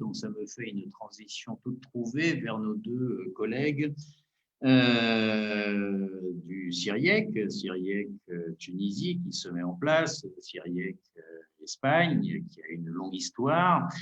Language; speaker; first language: French; native; French